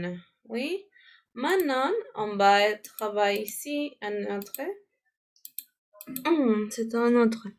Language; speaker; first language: French; non-native, fluent; Spanish